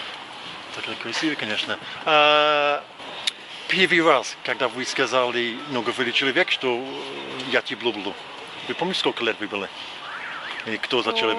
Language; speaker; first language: Russian; non-native, learner; English